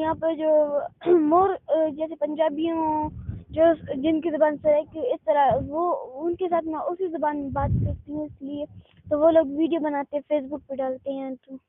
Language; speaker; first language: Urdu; non-native, local second language; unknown